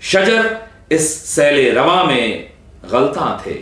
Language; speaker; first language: Urdu; native; Urdu